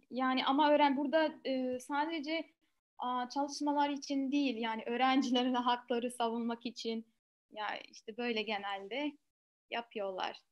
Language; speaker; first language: Turkish; non-native, fluent; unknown